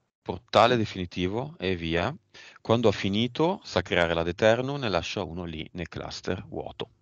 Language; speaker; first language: Italian; native; Italian